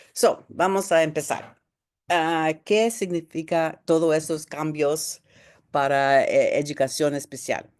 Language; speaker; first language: Spanish; early bilingual, heritage; Spanish